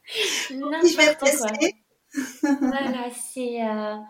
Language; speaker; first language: French; non-native, local second language; Arabic